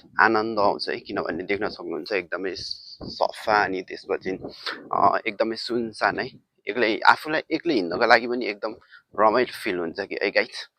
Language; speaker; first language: Nepali; native; Nepali